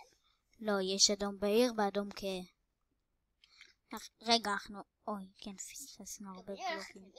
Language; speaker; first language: Hebrew; native; Hebrew